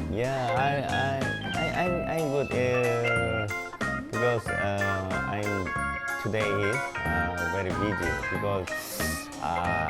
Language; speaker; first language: English; non-native, learner; Korean